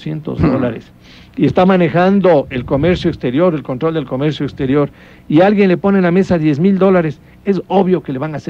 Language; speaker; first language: Spanish; native; Spanish